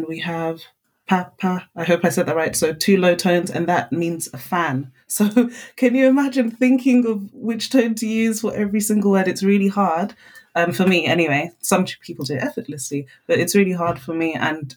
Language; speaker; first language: English; non-native, local second language; Akan